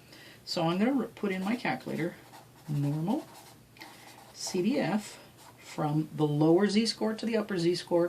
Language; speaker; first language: English; native; English